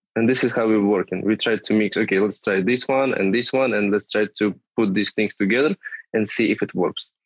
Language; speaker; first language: English; non-native, fluent; Russian